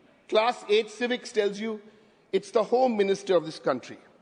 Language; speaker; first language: English; native; English